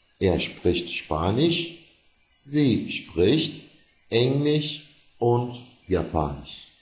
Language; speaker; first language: German; non-native, fluent; Turkish